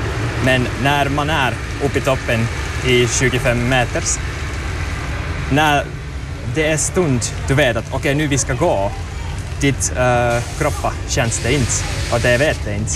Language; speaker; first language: Swedish; non-native, learner; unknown